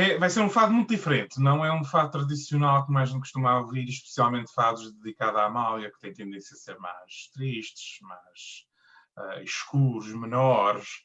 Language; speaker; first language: Portuguese; early bilingual, heritage; Portuguese